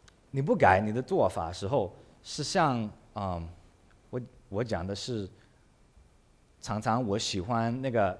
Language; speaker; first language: Chinese; early bilingual, heritage; English